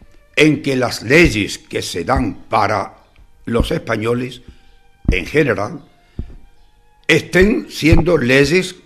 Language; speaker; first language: Spanish; native; Spanish